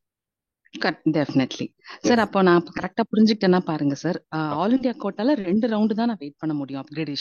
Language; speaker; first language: Tamil; native; Tamil